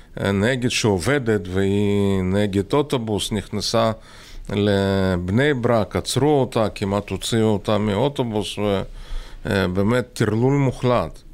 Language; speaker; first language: Hebrew; non-native, fluent; Russian